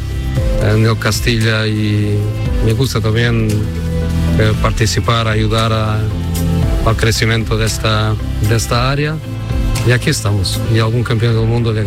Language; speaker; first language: Spanish; non-native, fluent; Portuguese